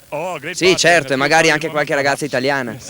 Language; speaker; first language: Italian; native; Italian